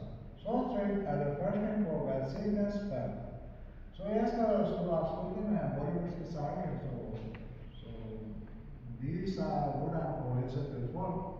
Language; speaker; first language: Norwegian; non-native, learner; Urdu